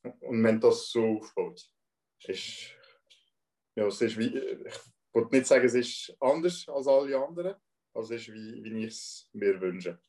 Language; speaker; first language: German; non-native, local second language; French